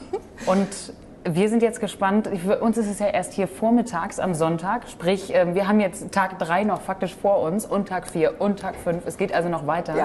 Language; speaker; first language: German; native; German